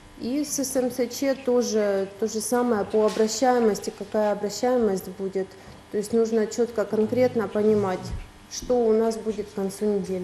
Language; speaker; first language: Russian; native; Russian